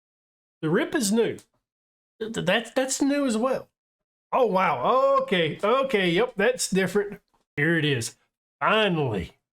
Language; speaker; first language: English; native; English